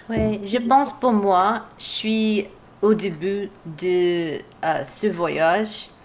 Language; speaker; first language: French; non-native, learner; English